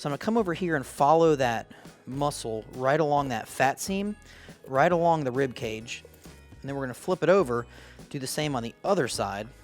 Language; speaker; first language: English; native; English